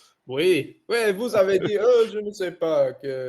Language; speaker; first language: French; non-native, learner; English